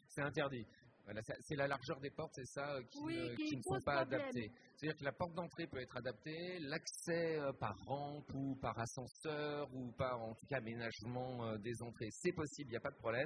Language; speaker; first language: French; native; French